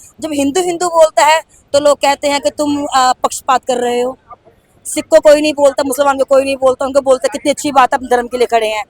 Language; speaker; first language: Hindi; native; Hindi